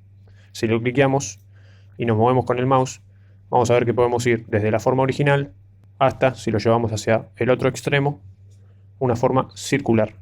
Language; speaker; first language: Spanish; native; Spanish